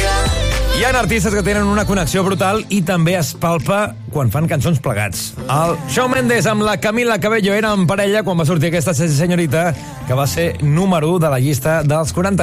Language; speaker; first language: Catalan; native; Catalan